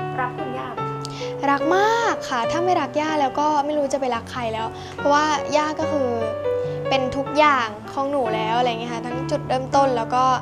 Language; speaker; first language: Thai; native; Thai